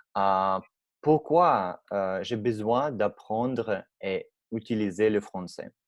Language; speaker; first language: French; non-native, learner; Russian